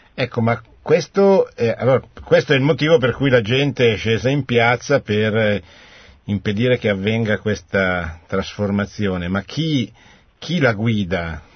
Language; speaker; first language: Italian; native; Italian